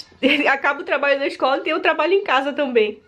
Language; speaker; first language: Portuguese; native; Portuguese